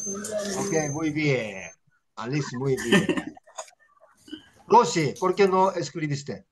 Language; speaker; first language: Spanish; non-native, learner; Korean